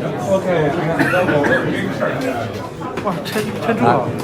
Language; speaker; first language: Chinese; non-native, fluent; English